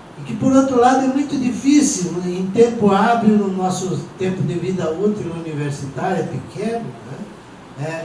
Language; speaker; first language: Portuguese; non-native, local second language; Venetian